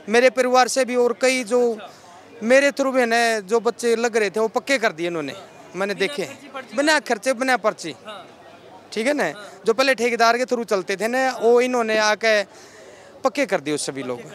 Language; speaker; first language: Hindi; native; Hindi